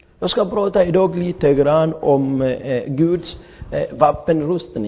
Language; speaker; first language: Swedish; non-native, fluent; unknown